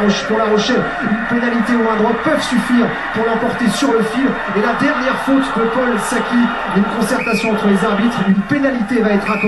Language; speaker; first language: French; native; French